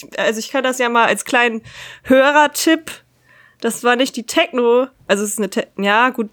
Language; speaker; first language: German; native; German